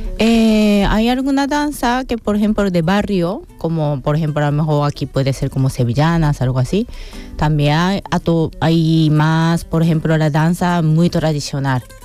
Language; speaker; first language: Spanish; non-native, fluent; Japanese